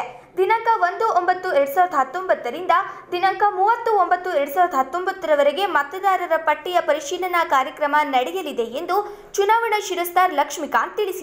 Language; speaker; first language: Kannada; native; Kannada